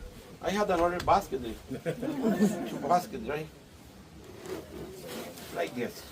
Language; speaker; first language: English; non-native, learner; Spanish